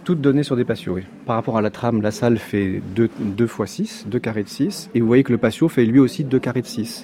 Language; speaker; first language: French; native; French